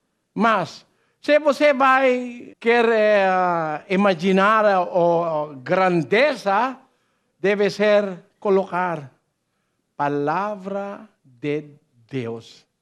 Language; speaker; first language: Portuguese; non-native, learner; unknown